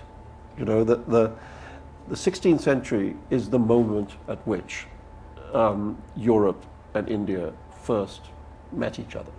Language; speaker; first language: English; non-native, local second language; Urdu